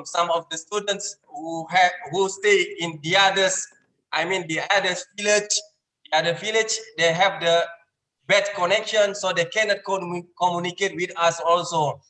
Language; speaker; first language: English; non-native, learner; Indonesian